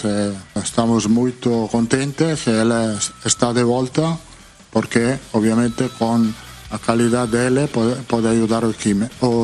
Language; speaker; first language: Portuguese; non-native, fluent; Italian